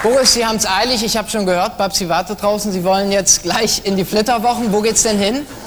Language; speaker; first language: German; native; German